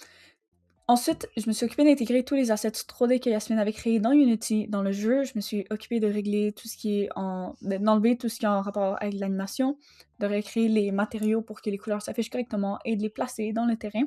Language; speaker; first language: French; native; French